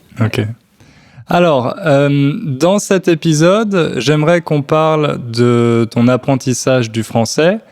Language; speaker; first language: French; native; French